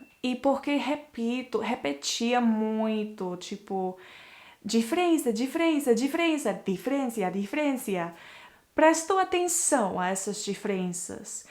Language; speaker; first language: Portuguese; non-native, fluent; English